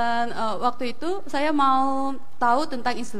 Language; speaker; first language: Indonesian; non-native, fluent; Korean